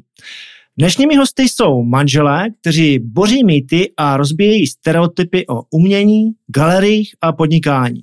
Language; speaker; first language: Czech; native; Czech